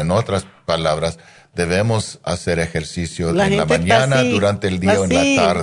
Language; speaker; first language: Spanish; non-native, fluent; English